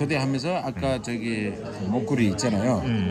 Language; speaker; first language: Korean; non-native, learner; Nepali